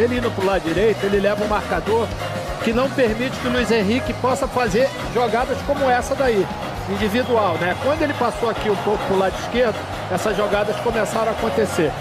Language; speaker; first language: Portuguese; native; Portuguese